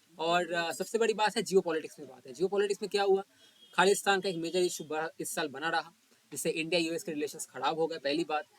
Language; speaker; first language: Hindi; non-native, local second language; Bangla